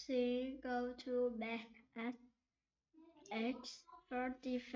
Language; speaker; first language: English; non-native, learner; Vietnamese